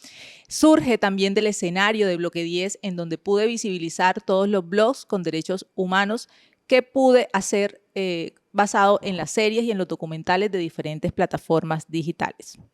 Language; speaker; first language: Spanish; native; Spanish